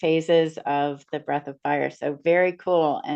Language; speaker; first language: English; native; English